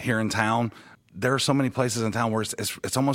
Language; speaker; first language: English; native; English